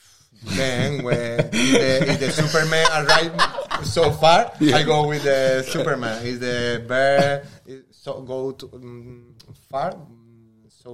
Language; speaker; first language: English; non-native, learner; Spanish